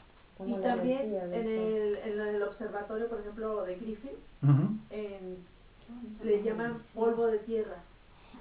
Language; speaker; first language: Spanish; native; Spanish